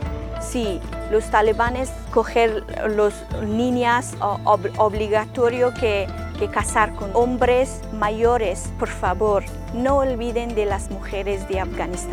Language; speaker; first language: Spanish; non-native, learner; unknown